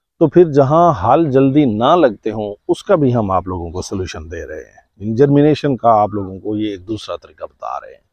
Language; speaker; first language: Urdu; non-native, local second language; Saraiki